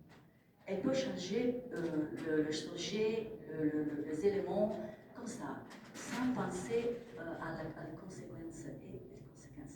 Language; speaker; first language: French; non-native, fluent; Italian